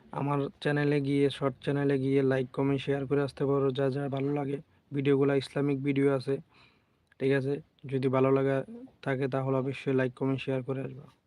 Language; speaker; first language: Bangla; native; Bangla